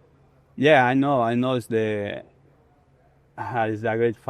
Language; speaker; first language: English; non-native, learner; Portuguese